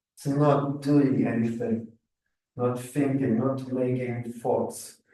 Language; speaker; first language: English; non-native, fluent; German